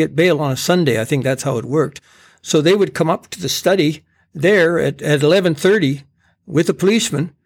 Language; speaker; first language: English; native; English